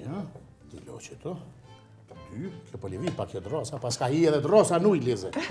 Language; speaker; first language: Albanian; native; Albanian